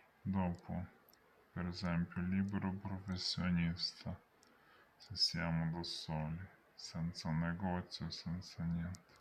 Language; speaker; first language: Italian; non-native, learner; Ukrainian